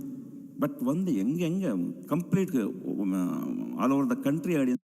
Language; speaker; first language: Tamil; non-native, fluent; Telugu